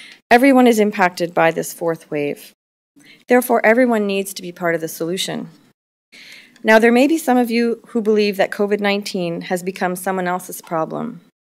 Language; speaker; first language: English; native; English